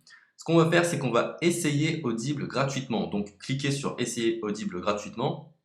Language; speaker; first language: French; native; French